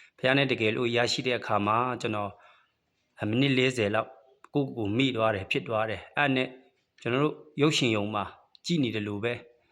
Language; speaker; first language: Burmese; non-native, local second language; Shwe Palaung